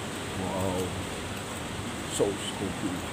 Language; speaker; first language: English; non-native, local second language; Filipino